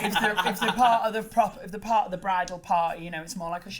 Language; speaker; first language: English; native; English